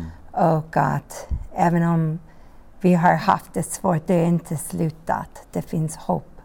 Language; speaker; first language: Swedish; non-native, learner; English